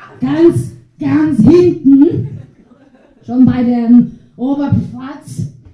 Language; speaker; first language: German; non-native, learner; Portuguese